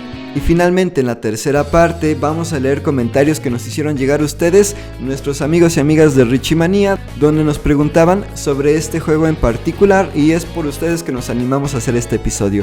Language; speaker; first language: Spanish; native; Spanish